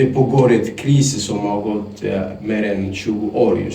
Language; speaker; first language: Swedish; non-native, fluent; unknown